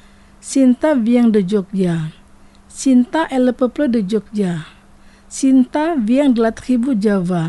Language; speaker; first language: French; non-native, fluent; Indonesian